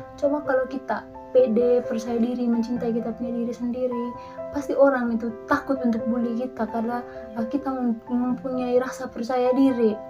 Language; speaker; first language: Indonesian; non-native, local second language; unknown